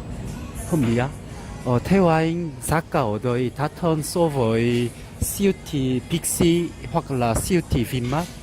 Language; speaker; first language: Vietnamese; non-native, learner; Korean